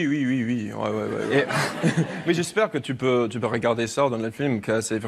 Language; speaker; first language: French; non-native, learner; English